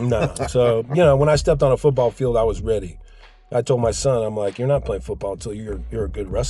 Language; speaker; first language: English; native; English